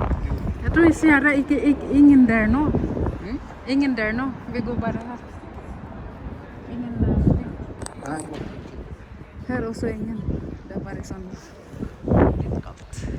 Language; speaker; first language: Swedish; non-native, learner; Filipino